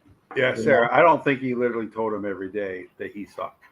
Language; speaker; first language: English; native; English